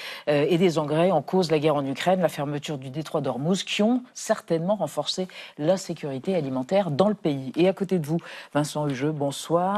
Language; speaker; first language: French; native; French